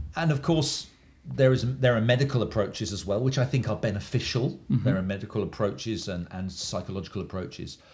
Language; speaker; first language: English; native; English